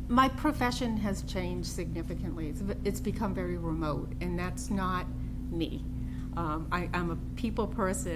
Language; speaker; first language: English; native; English